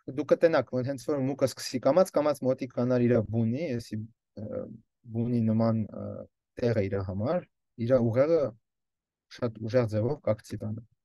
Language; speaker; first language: Armenian; early bilingual, heritage; Armenian